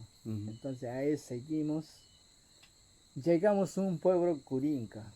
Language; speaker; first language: Spanish; non-native, local second language; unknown